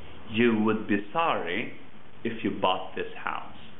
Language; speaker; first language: English; non-native, fluent; Portuguese